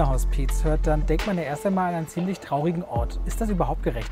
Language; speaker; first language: German; native; German